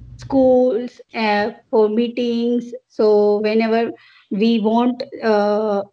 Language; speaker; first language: English; non-native, local second language; Gujarati